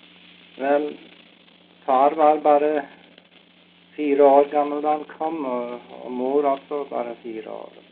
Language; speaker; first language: Norwegian; early bilingual, heritage; Norwegian